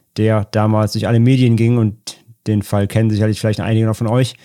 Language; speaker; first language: German; native; German